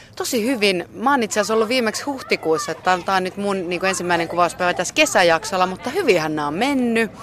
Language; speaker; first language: Finnish; native; Finnish